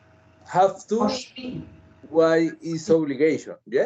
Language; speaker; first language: English; non-native, learner; Spanish